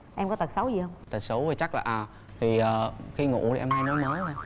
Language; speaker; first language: Vietnamese; native; Vietnamese